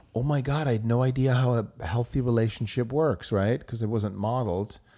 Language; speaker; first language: English; non-native, fluent; German